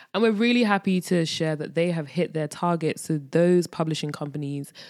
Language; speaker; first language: English; native; English